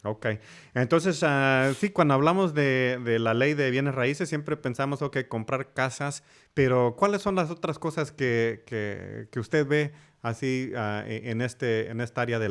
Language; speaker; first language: Spanish; early bilingual, heritage; English